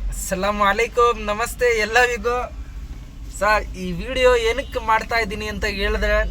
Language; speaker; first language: Kannada; non-native, learner; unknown